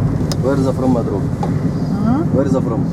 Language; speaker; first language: English; non-native, learner; Arabic